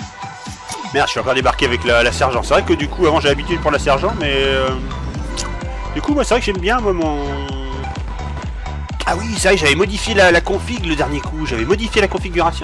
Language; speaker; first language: French; native; French